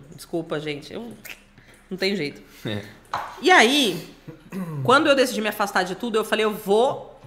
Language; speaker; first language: Portuguese; native; Portuguese